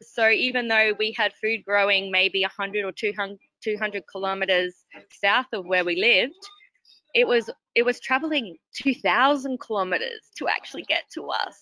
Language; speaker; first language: English; native; English